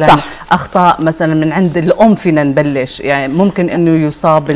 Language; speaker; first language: Arabic; native; Arabic